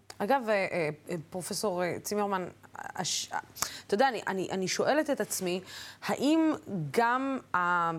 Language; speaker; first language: Hebrew; non-native, local second language; Arabic